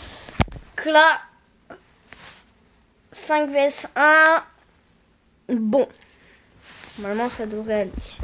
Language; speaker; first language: French; native; French